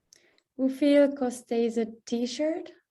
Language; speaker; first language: Dutch; non-native, learner; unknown